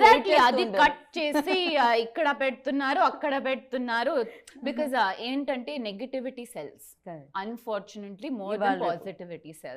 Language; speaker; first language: Telugu; non-native, learner; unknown